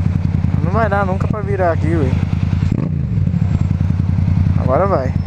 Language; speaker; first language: Portuguese; native; Portuguese